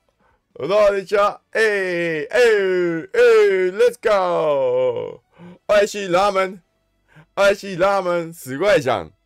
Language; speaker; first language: Japanese; non-native, learner; English